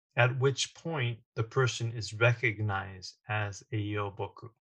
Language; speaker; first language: English; native; English